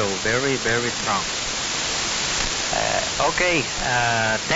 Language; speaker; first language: English; non-native, learner; Spanish